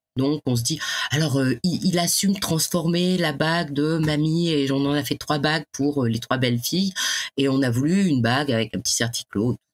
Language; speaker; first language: French; native; French